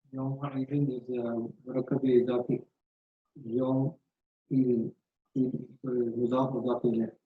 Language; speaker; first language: Arabic; non-native, learner; Urdu